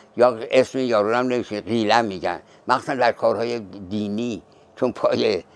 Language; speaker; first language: Persian; native; Persian